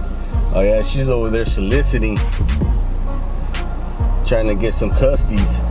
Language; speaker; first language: English; native; English